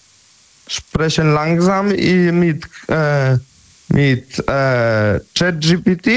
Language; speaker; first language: German; non-native, learner; Polish